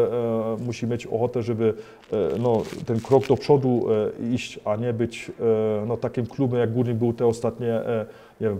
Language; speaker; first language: Polish; early bilingual, heritage; Polish